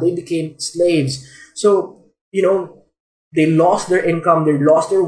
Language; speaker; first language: English; non-native, local second language; Filipino